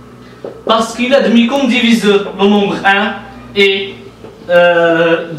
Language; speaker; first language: French; non-native, local second language; Arabic